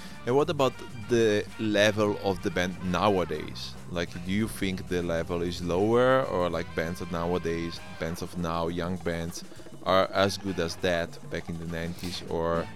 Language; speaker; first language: English; non-native, fluent; Italian